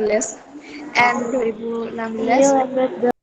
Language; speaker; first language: English; non-native, learner; Indonesian